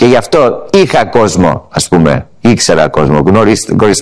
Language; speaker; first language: Greek; early bilingual, heritage; Greek